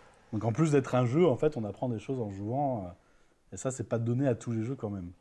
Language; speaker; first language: French; native; French